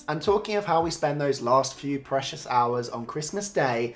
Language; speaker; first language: English; native; English